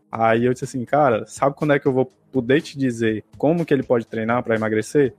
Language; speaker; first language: Portuguese; native; Portuguese